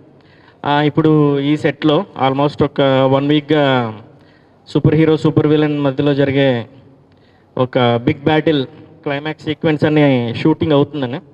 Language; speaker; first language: Telugu; native; Telugu